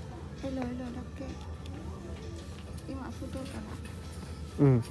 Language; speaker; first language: Japanese; non-native, learner; Vietnamese